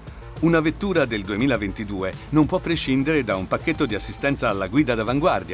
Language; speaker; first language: Italian; native; Italian